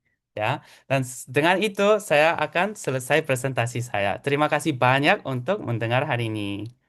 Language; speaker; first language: Indonesian; non-native, fluent; Korean